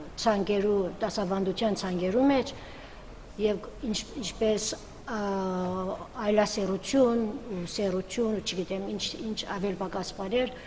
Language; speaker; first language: Armenian; early bilingual, heritage; Armenian